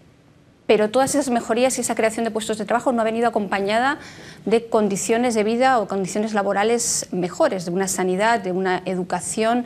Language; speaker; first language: Spanish; native; Spanish